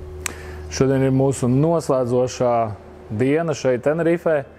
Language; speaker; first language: Latvian; native; Latvian